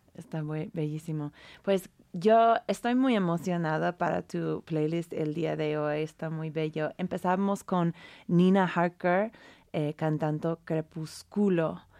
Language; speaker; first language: Spanish; non-native, fluent; English